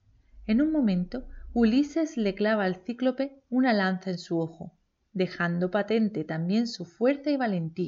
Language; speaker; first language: Spanish; native; Spanish